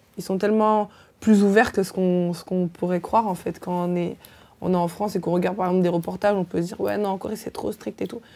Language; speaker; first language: French; native; French